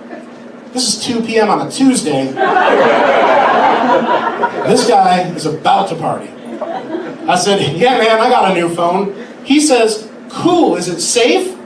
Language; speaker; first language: English; native; English